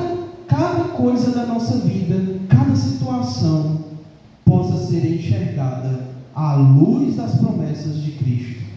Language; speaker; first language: Portuguese; native; Portuguese